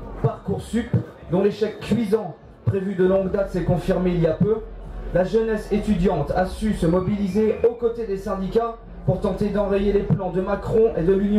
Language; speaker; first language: French; native; French